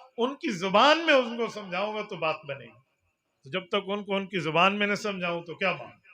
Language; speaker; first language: Urdu; non-native, local second language; Punjabi